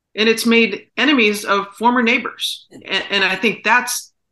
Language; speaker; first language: English; native; English